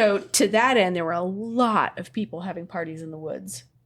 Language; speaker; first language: English; native; English